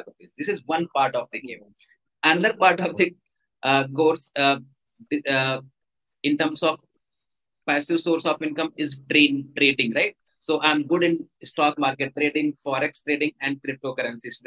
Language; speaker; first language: English; non-native, local second language; Hindi